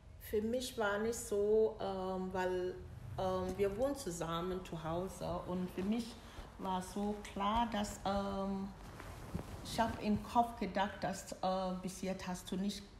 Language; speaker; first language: German; non-native, learner; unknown